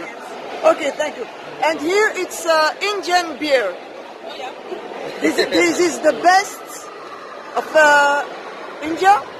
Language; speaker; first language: English; non-native, learner; French